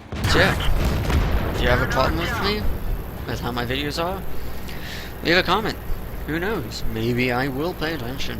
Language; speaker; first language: English; native; English